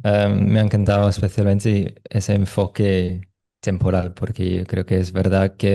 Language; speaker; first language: Spanish; non-native, fluent; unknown